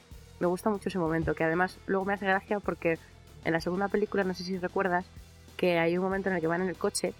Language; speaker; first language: Spanish; native; Spanish